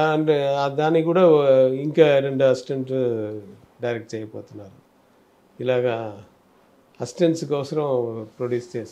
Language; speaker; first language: Telugu; non-native, learner; Tamil